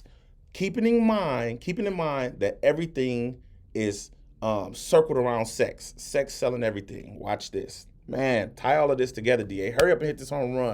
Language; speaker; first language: English; native; English